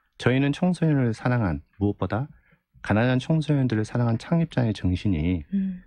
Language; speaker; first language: Korean; native; Korean